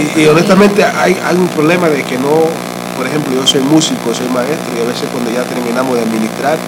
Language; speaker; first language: Spanish; early bilingual, heritage; Spanish